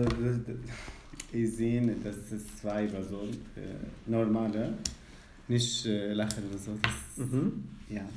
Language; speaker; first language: German; non-native, learner; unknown